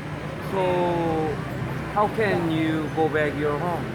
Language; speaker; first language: English; non-native, learner; Korean